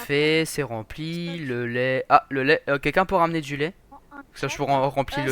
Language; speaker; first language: French; native; French